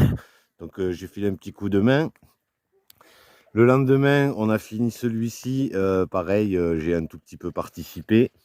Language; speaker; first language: French; native; French